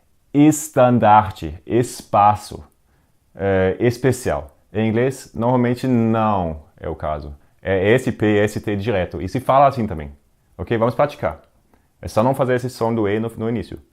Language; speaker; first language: Portuguese; non-native, fluent; Danish